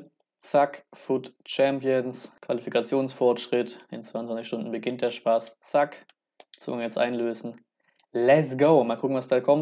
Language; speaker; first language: German; native; German